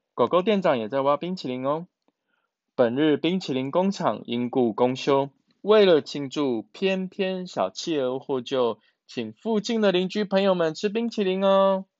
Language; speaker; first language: Chinese; native; Chinese